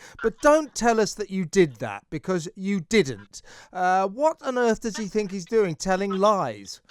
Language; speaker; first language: English; native; English